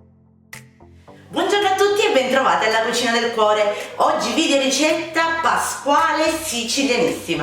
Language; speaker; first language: Italian; native; Italian